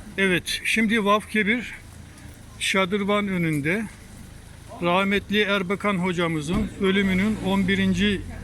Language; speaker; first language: Turkish; native; Turkish